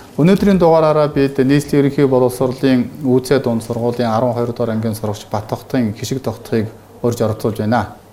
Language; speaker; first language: Mongolian; native; Mongolian